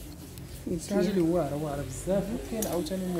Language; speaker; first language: Arabic; native; Arabic